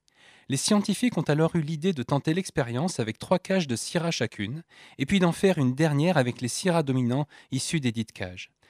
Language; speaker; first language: French; native; French